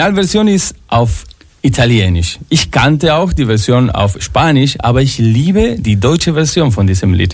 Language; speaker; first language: German; non-native, fluent; Spanish